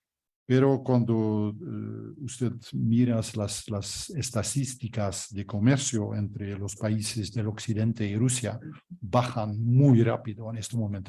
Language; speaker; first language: Spanish; non-native, fluent; Dutch